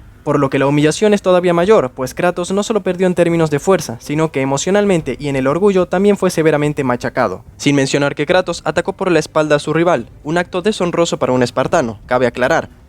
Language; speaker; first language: Spanish; native; Spanish